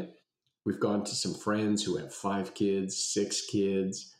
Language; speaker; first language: English; native; English